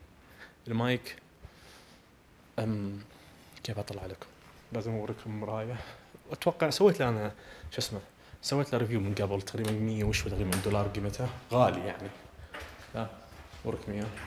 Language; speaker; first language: Arabic; native; Arabic